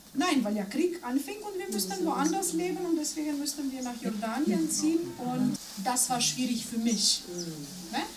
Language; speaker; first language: German; non-native, fluent; Macedonian